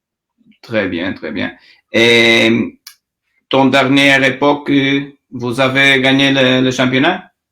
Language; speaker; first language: French; non-native, learner; Portuguese